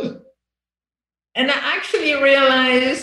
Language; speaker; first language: English; non-native, fluent; French